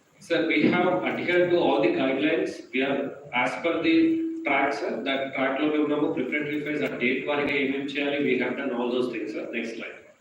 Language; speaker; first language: English; non-native, local second language; Telugu